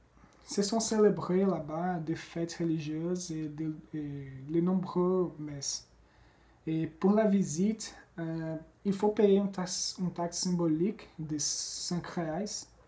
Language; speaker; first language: French; non-native, fluent; Portuguese